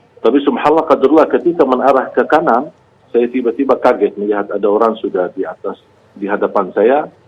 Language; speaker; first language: Malay; non-native, fluent; Arabic